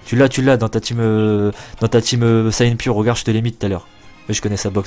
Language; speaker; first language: French; native; French